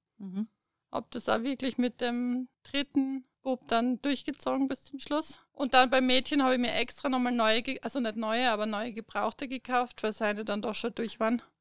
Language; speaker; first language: German; native; German